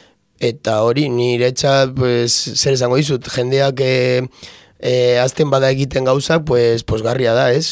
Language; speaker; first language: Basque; non-native, local second language; Spanish